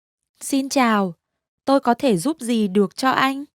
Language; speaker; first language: Vietnamese; native; Vietnamese